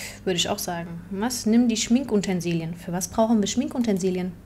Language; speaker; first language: German; native; German